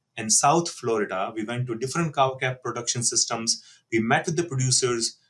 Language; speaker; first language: English; non-native, local second language; Hindi